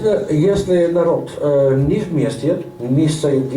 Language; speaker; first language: Russian; non-native, learner; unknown